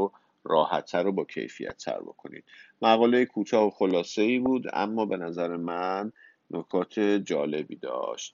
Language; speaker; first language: Persian; native; Persian